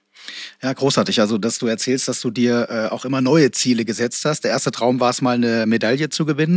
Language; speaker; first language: German; native; German